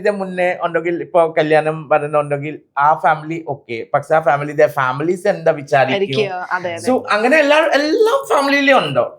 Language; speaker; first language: Malayalam; non-native, learner; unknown